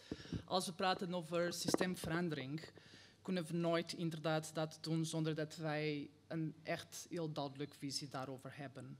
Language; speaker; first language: Dutch; non-native, fluent; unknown